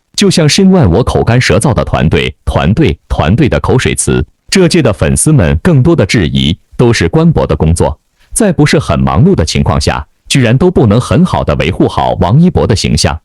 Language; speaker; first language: Chinese; native; Chinese